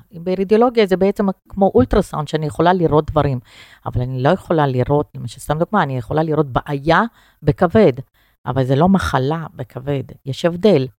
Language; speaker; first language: Hebrew; non-native, fluent; Russian